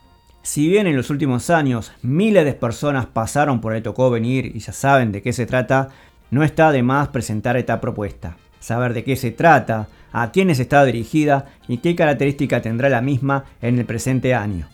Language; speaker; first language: Spanish; native; Spanish